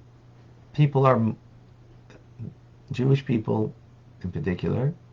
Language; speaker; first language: English; native; English